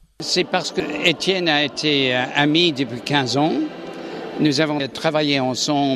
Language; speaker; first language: French; non-native, fluent; English